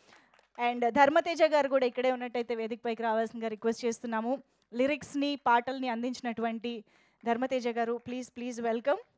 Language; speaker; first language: Telugu; native; Telugu